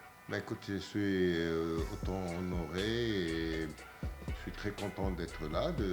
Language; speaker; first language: French; non-native, local second language; Arabic